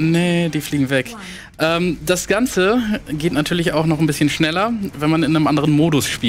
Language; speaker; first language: German; native; German